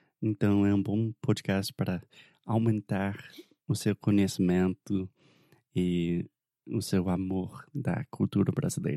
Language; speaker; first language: Portuguese; non-native, fluent; English